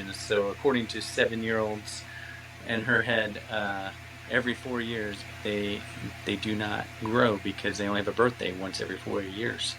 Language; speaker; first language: English; native; English